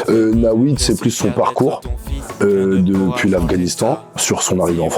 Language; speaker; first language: French; native; French